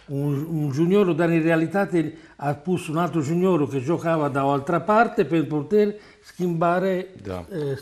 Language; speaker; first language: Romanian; non-native, learner; Italian